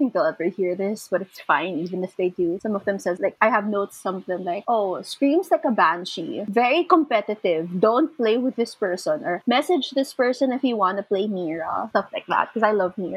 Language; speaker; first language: English; non-native, local second language; Filipino